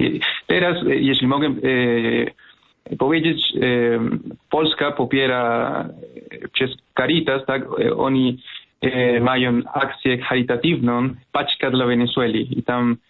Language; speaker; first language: Polish; non-native, fluent; Spanish